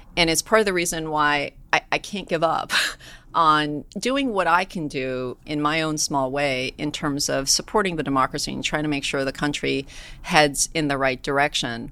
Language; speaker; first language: English; early bilingual, other home language; Persian